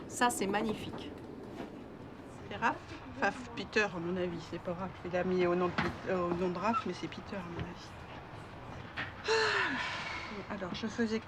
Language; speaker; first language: French; native; French